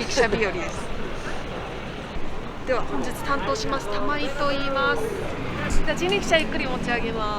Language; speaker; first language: Japanese; native; Japanese